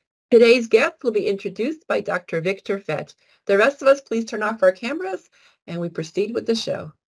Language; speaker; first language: English; early bilingual, other home language; Ukrainian